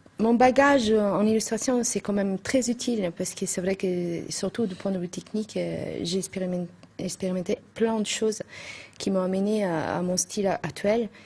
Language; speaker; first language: French; non-native, fluent; Italian